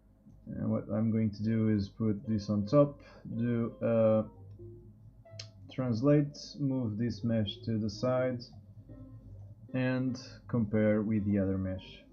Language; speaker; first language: English; non-native, fluent; Portuguese